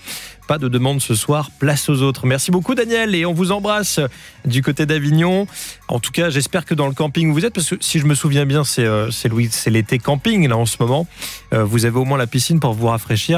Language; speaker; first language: French; native; French